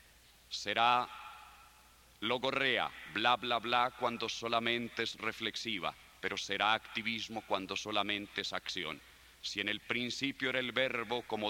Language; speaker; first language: Spanish; native; Spanish